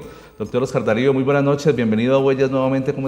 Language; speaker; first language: Spanish; native; Spanish